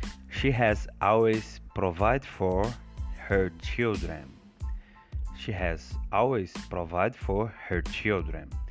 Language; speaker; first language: English; non-native, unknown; Portuguese